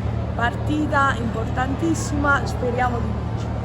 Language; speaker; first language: Italian; native; Italian